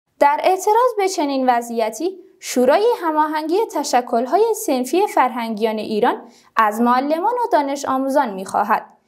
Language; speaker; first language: Persian; non-native, local second language; Kurdish